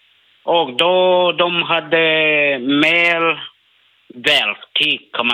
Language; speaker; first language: Swedish; non-native, learner; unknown